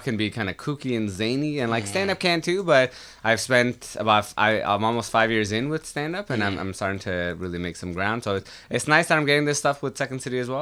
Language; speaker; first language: English; non-native, fluent; Persian